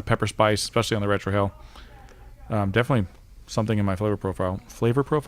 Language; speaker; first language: English; native; English